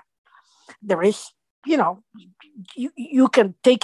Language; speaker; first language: English; non-native, fluent; Spanish